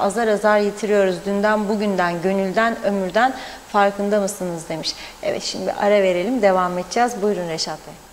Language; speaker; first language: Turkish; native; Turkish